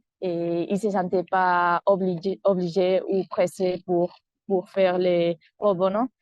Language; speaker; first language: French; non-native, fluent; Spanish